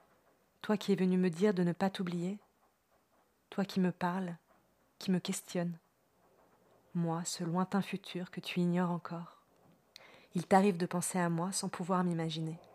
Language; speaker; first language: French; native; French